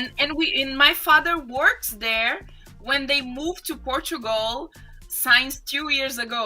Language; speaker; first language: English; non-native, fluent; Portuguese